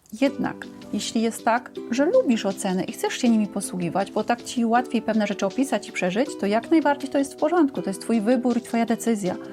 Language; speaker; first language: Polish; native; Polish